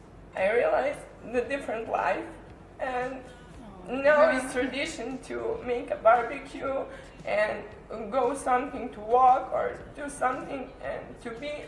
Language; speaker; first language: English; non-native, learner; Serbian